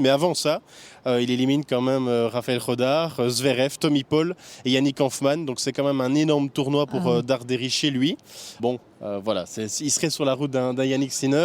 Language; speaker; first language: French; native; French